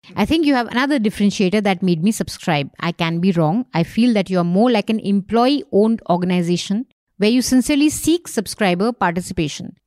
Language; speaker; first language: English; non-native, local second language; Hindi